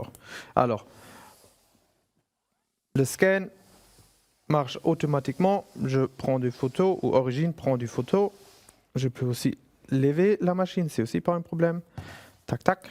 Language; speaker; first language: French; non-native, fluent; German